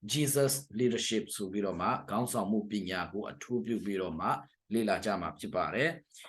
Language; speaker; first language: Burmese; non-native, local second language; Tedim Chin